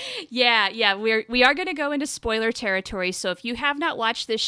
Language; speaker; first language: English; native; English